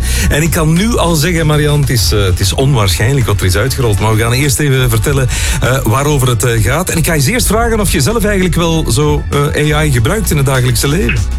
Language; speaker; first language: Dutch; native; Dutch